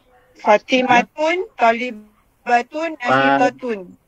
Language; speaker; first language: Arabic; non-native, learner; Malay